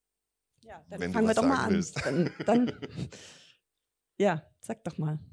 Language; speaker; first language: German; native; German